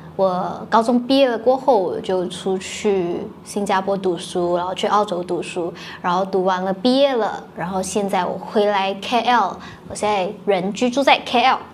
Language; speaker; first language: Chinese; native; Chinese